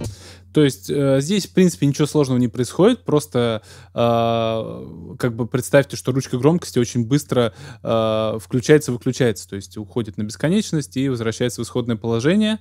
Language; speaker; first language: Russian; native; Russian